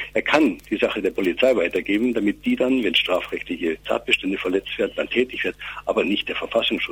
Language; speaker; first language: German; native; German